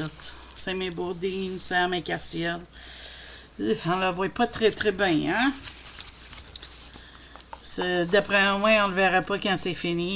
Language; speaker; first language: French; native; French